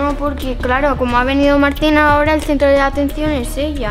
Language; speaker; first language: Spanish; native; Spanish